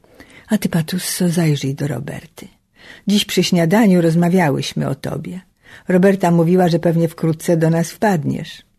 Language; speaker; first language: Polish; native; Polish